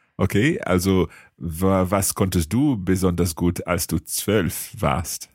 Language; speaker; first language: German; non-native, learner; English